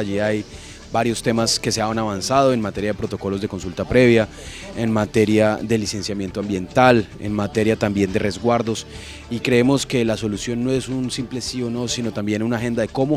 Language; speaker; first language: Spanish; native; Spanish